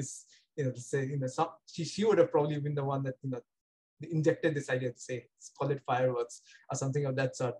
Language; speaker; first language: English; non-native, local second language; Bangla